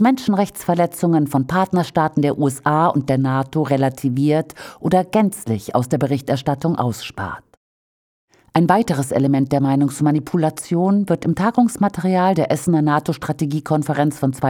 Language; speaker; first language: German; native; German